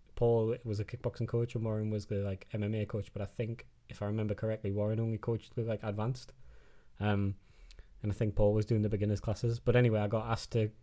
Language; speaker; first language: English; native; English